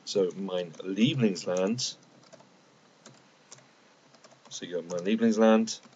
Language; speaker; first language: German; non-native, fluent; English